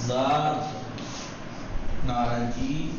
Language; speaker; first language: Persian; non-native, fluent; Urdu